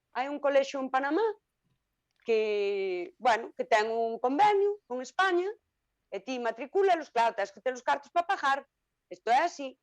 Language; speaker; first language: Galician; native; Galician